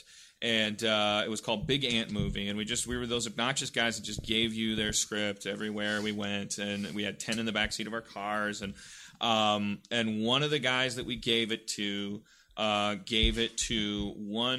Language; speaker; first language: English; native; English